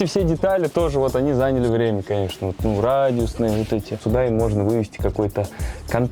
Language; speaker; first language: Russian; native; Russian